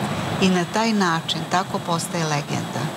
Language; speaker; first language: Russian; non-native, learner; Serbian